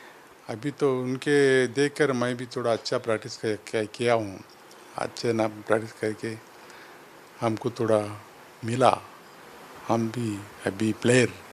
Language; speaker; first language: Hindi; non-native, local second language; Kannada